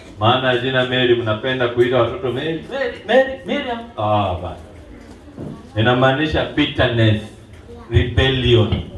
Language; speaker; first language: Swahili; non-native, local second language; Luo (Kenya and Tanzania)